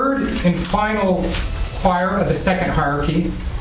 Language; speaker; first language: English; native; English